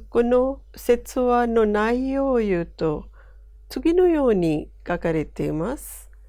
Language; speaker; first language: Japanese; non-native, fluent; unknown